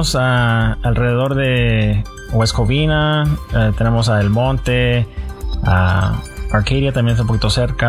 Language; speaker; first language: Spanish; early bilingual, heritage; Spanish